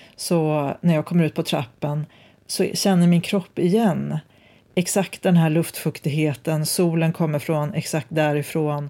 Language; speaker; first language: Swedish; native; Swedish